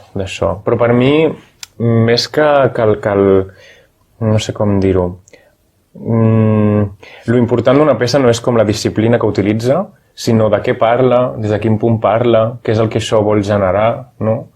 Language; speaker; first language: Catalan; native; Catalan